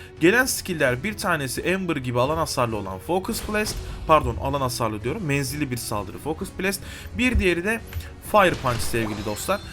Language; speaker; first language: Turkish; native; Turkish